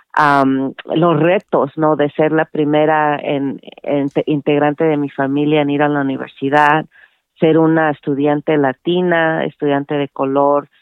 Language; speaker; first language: Spanish; native; Spanish